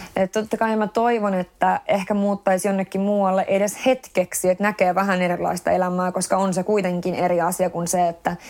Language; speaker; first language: Finnish; early bilingual, heritage; Finnish